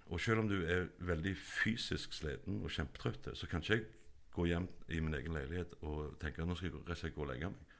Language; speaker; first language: Norwegian; native; Norwegian